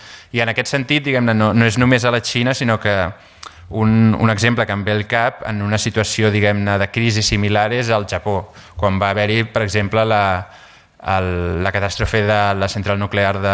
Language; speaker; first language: Catalan; native; Catalan